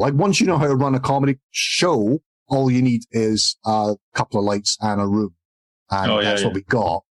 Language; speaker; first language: English; native; English